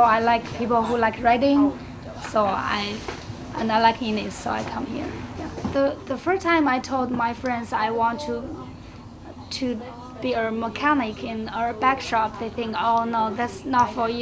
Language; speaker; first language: English; non-native, learner; Chinese